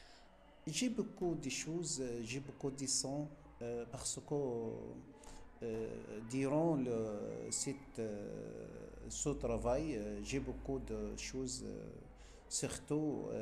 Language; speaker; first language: French; non-native, fluent; Arabic